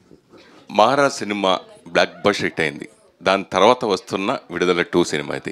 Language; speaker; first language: Telugu; native; Telugu